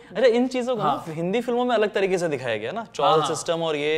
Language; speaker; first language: Hindi; native; Hindi